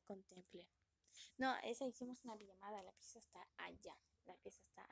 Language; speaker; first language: Spanish; native; Spanish